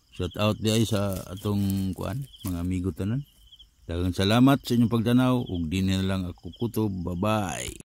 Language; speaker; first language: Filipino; non-native, local second language; Cebuano